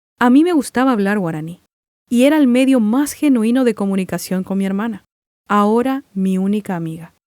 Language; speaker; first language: Spanish; non-native, local second language; Guarani